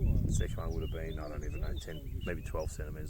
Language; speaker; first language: English; native; English